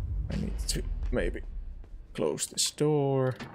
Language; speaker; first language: English; non-native, fluent; Finnish